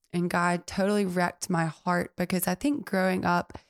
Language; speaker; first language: English; native; English